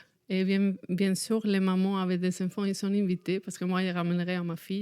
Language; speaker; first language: French; non-native, fluent; Spanish